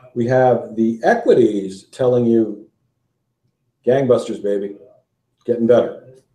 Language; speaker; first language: English; native; English